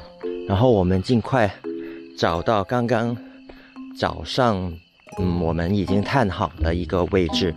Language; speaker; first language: Chinese; non-native, local second language; Cantonese